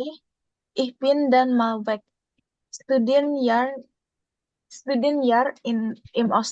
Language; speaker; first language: German; non-native, learner; Indonesian